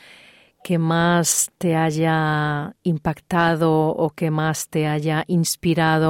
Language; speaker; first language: Spanish; native; Spanish